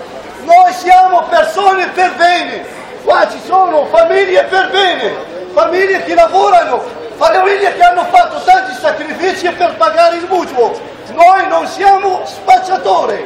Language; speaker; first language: Italian; non-native, fluent; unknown